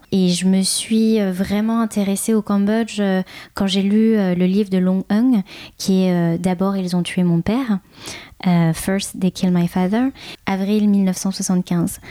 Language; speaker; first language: French; early bilingual, other home language; Khmer